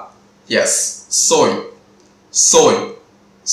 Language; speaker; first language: Spanish; non-native, fluent; Tamil